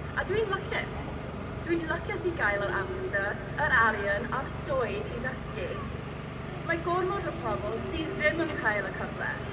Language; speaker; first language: Welsh; non-native, local second language; English